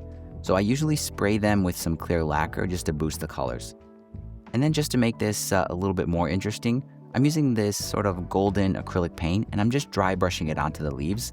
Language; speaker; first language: English; native; English